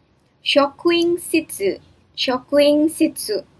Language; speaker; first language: Japanese; non-native, fluent; Indonesian